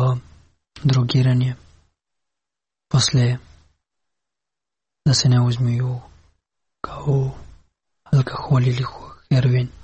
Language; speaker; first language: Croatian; non-native, learner; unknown